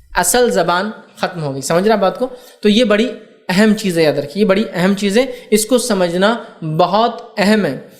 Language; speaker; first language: Urdu; native; Urdu